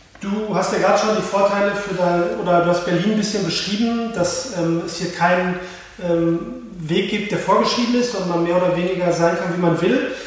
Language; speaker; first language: German; native; German